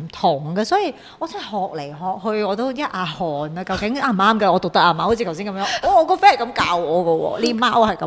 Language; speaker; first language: Cantonese; native; Cantonese